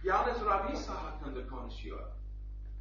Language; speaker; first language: Turkish; non-native, learner; German